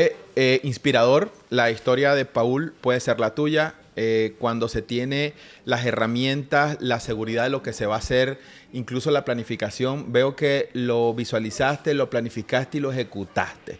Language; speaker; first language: Spanish; native; Spanish